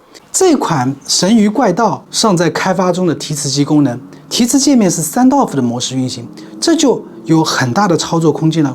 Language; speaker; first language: Chinese; native; Chinese